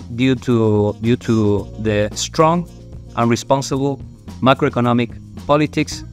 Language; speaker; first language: English; non-native, fluent; Spanish